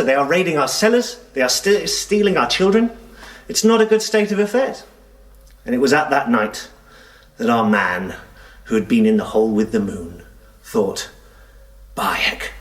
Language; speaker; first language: English; native; English